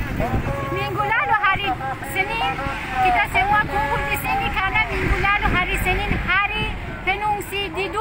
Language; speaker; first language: Indonesian; non-native, fluent; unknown